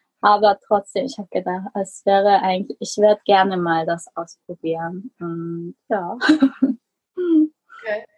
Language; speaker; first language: German; non-native, fluent; Korean